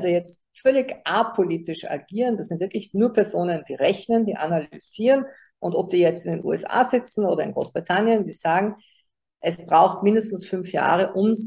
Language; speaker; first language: German; native; German